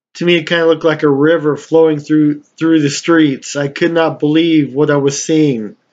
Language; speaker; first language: English; native; English